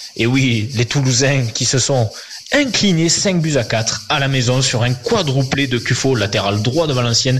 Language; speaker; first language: French; native; French